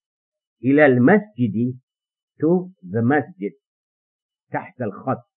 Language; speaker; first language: Arabic; non-native, fluent; English